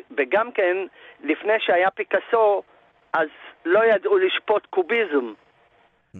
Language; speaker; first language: Hebrew; native; Hebrew